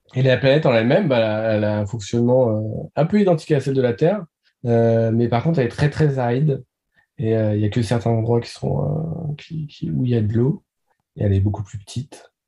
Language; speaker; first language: French; native; French